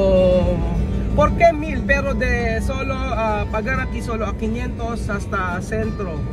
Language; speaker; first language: Spanish; non-native, learner; Filipino